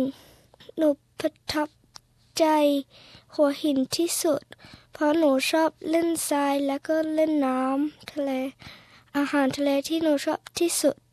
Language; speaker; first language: Thai; early bilingual, heritage; Thai